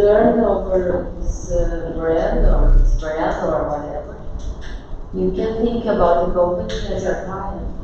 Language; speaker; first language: English; non-native, fluent; Portuguese